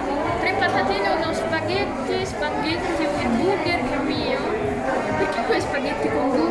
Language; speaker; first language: Italian; early bilingual, other home language; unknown